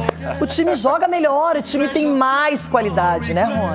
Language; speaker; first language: Portuguese; native; Portuguese